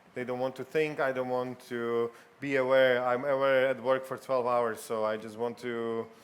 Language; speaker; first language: English; non-native, fluent; Slovak